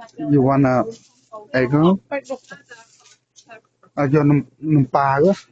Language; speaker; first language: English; non-native, learner; Khmer